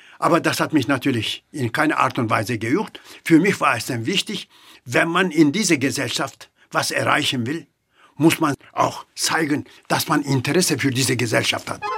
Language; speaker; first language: German; non-native, fluent; Turkish